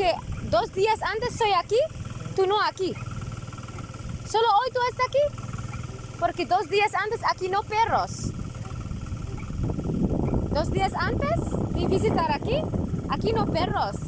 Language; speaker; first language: Spanish; non-native, learner; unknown